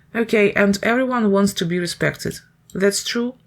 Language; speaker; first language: English; non-native, fluent; Ukrainian